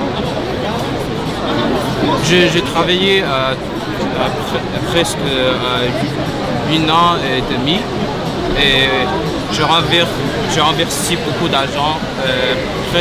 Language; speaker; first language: French; non-native, fluent; Chinese